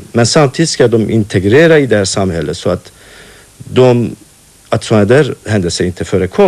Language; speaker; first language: Swedish; non-native, fluent; Kurdish